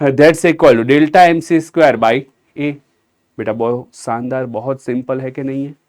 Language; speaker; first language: Hindi; non-native, local second language; Gujarati